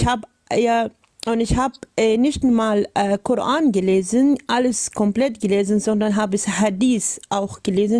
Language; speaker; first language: German; non-native, learner; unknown